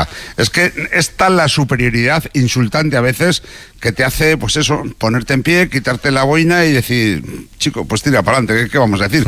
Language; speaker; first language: Spanish; native; Spanish